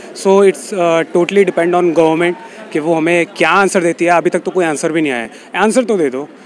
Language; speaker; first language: Hindi; native; Hindi